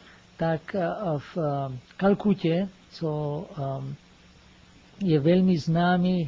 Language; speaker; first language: Czech; non-native, fluent; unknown